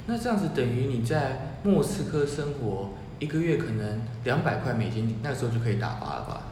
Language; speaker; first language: Chinese; native; Chinese